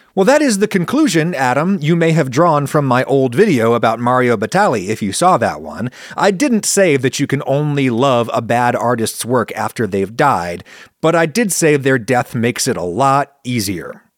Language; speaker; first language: English; early bilingual, other home language; Italian